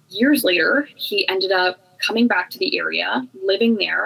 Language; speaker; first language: English; native; English